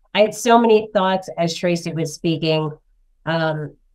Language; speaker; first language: English; native; English